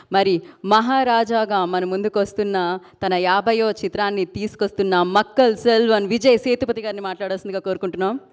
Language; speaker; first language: Telugu; native; Telugu